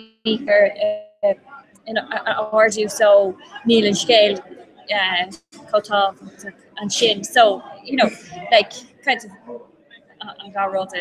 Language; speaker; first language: Irish; non-native, local second language; English